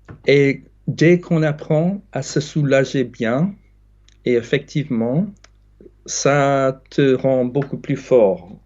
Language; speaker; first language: French; non-native, fluent; English